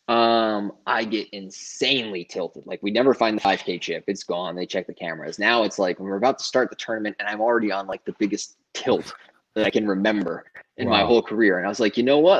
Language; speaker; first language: English; native; English